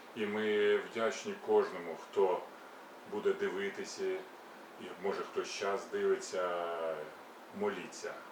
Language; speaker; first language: Ukrainian; native; Ukrainian